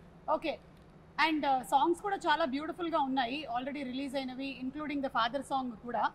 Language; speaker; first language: Telugu; native; Telugu